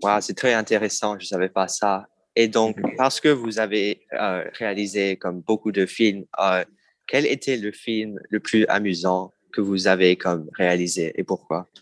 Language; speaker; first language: French; non-native, fluent; English